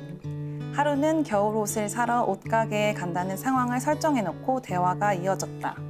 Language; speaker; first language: Korean; native; Korean